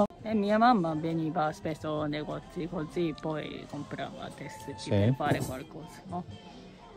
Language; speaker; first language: Italian; non-native, fluent; Japanese